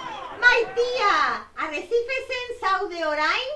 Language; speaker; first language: Basque; non-native, learner; Spanish